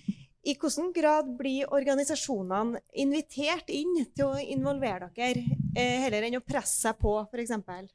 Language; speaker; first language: Norwegian; native; Norwegian